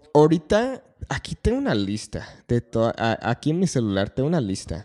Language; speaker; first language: Spanish; non-native, fluent; English